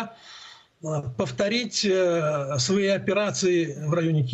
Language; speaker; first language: Russian; native; Russian